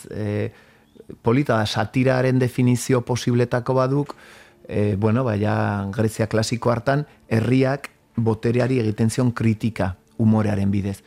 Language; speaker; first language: Basque; native; Basque